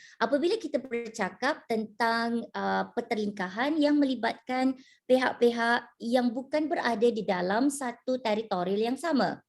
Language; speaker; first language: Malay; native; Malay